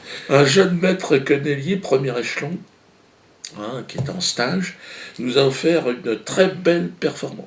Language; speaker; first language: French; native; French